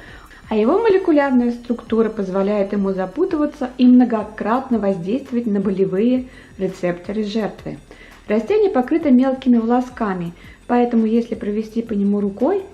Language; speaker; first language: Russian; native; Russian